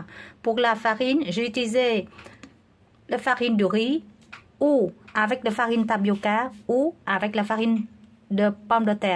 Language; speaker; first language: French; non-native, learner; Vietnamese